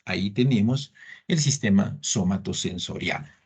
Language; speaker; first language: Spanish; native; Spanish